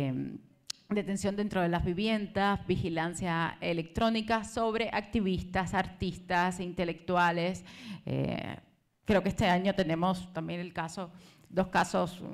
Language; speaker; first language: Spanish; native; Spanish